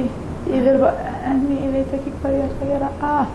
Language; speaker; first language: Icelandic; non-native, learner; English